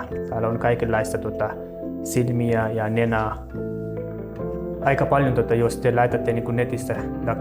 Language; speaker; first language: Finnish; non-native, learner; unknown